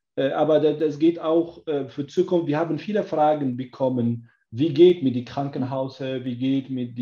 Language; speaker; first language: German; non-native, learner; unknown